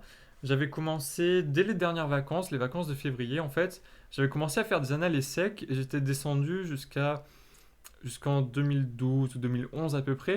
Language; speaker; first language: French; native; French